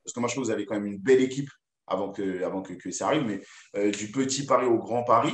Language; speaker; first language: French; native; French